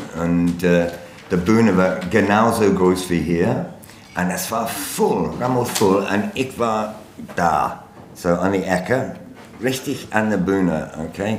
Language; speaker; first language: German; non-native, learner; English